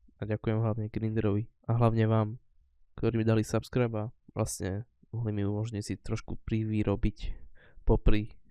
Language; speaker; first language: Slovak; native; Slovak